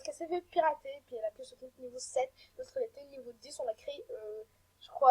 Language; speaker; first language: French; native; French